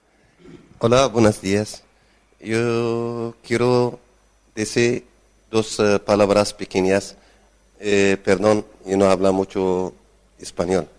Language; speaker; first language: Spanish; non-native, learner; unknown